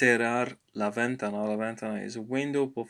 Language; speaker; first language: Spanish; non-native, learner; English